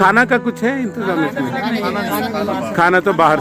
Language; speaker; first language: Hindi; non-native, local second language; Telugu